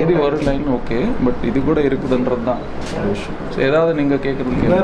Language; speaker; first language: Tamil; native; Tamil